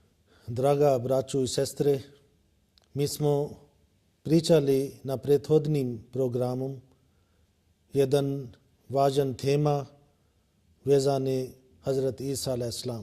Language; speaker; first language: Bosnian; non-native, learner; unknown